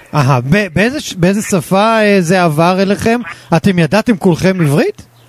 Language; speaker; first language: Hebrew; native; Hebrew